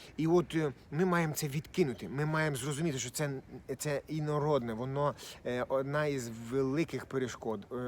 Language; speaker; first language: Ukrainian; non-native, local second language; Russian